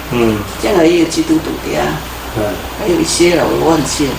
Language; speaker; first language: Chinese; non-native, local second language; Amis